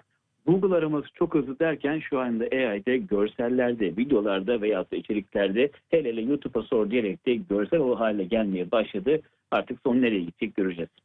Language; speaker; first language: Turkish; native; Turkish